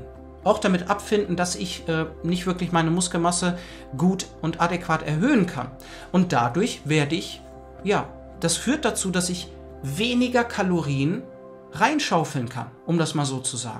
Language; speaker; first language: German; native; German